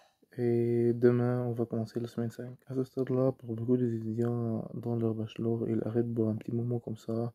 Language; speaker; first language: French; non-native, fluent; Arabic